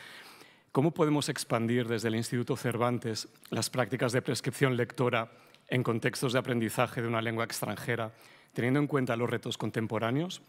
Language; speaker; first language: Spanish; native; Spanish